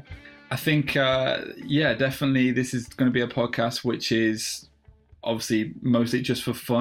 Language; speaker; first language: English; native; English